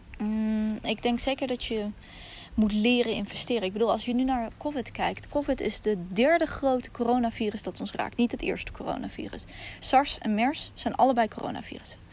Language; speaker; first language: Dutch; early bilingual, other home language; Russian